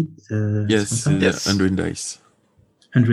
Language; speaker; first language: English; non-native, learner; French